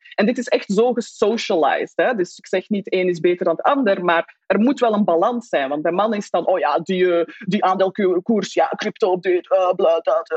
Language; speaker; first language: Dutch; native; Dutch